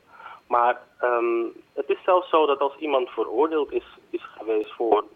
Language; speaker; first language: Dutch; native; Dutch